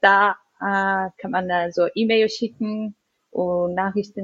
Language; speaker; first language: German; non-native, fluent; Portuguese